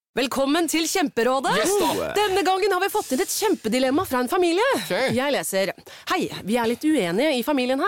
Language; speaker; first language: Norwegian; native; Norwegian